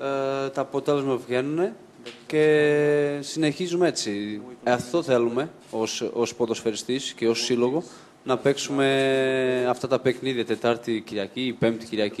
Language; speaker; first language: Greek; non-native, fluent; Portuguese